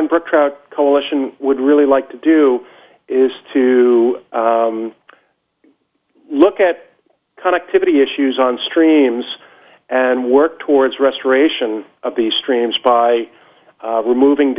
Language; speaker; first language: English; native; English